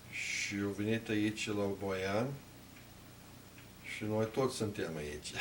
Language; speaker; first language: Romanian; early bilingual, heritage; Romanian